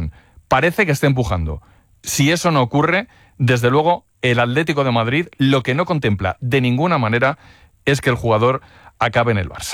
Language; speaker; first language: Spanish; native; Spanish